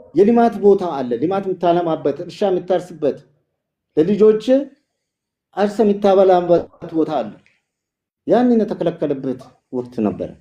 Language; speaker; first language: Amharic; non-native, local second language; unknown